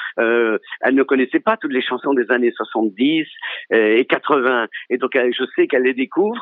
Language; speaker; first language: French; early bilingual, other home language; Italian